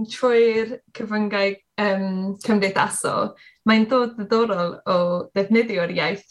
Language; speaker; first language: Welsh; non-native, learner; English